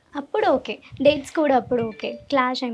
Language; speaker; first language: Telugu; non-native, learner; Malayalam